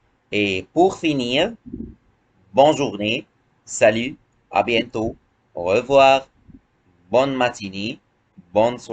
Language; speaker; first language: French; non-native, fluent; Arabic